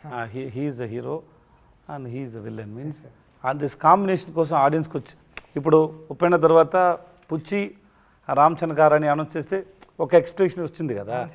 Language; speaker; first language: Telugu; non-native, learner; Tamil